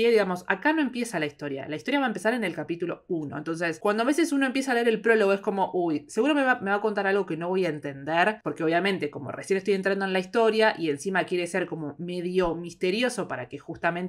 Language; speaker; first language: Spanish; native; Spanish